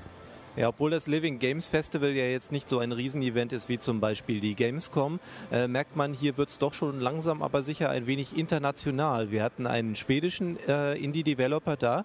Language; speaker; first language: German; native; German